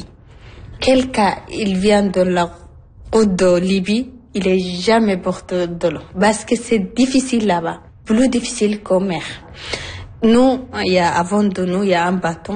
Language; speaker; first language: French; non-native, learner; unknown